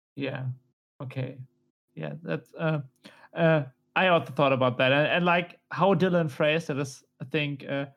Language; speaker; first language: English; non-native, fluent; German